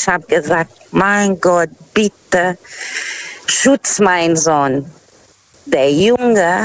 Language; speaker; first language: German; non-native, learner; Portuguese